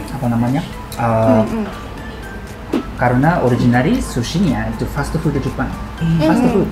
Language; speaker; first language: Indonesian; non-native, learner; Japanese